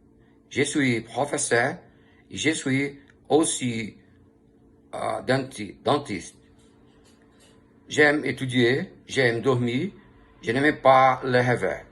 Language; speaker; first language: French; non-native, learner; Portuguese